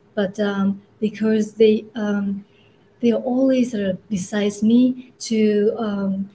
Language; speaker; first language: English; non-native, fluent; Japanese